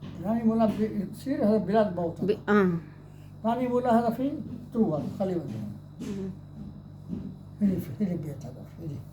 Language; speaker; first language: Arabic; non-native, learner; Urdu